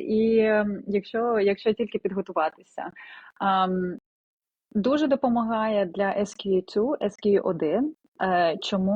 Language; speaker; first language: Ukrainian; non-native, local second language; Russian